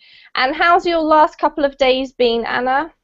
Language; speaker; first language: English; native; English